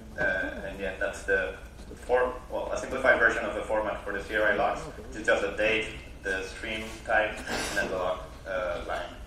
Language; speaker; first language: English; non-native, fluent; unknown